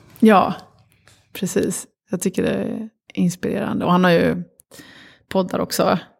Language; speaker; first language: Swedish; early bilingual, other home language; Arabic